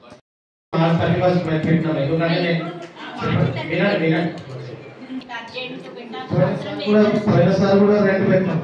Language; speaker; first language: Hindi; non-native, local second language; Telugu